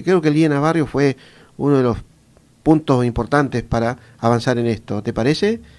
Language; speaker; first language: Spanish; native; Spanish